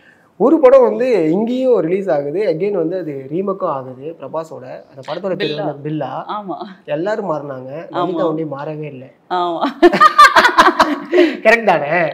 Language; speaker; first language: Tamil; native; Tamil